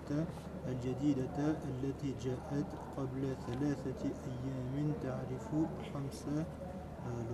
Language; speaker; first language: Arabic; non-native, learner; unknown